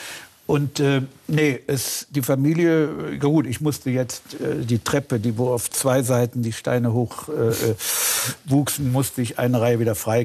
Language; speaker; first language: German; native; German